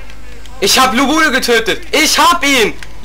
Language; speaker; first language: German; native; German